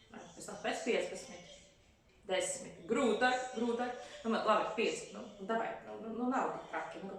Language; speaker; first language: Latvian; non-native, local second language; Russian